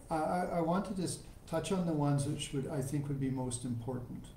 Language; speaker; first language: English; native; English